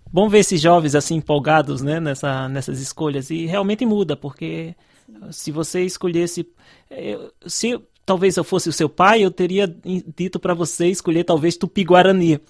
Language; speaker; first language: Portuguese; native; Portuguese